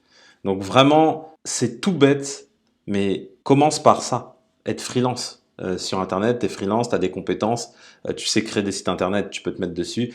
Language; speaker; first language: French; native; French